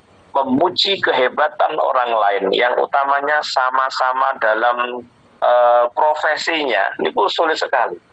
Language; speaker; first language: Indonesian; native; Indonesian